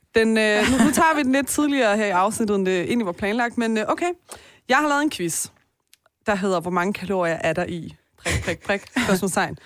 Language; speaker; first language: Danish; early bilingual, other home language; Persian